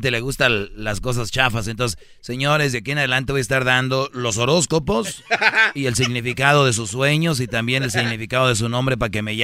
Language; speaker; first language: Spanish; native; Spanish